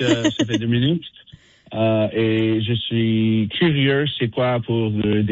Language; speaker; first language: French; non-native, fluent; English